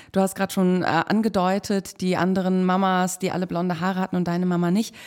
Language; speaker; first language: German; native; German